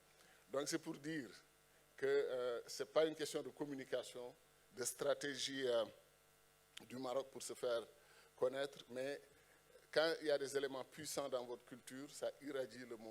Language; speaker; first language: French; non-native, local second language; Wolof